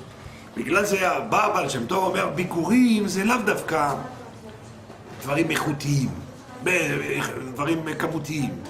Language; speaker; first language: Hebrew; non-native, fluent; French